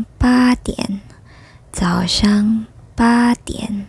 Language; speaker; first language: Chinese; non-native, fluent; Filipino